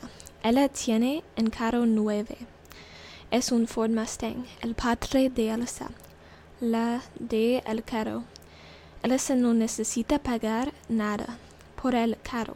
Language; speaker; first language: Spanish; non-native, learner; English